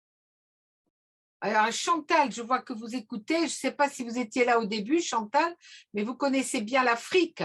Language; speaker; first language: French; native; French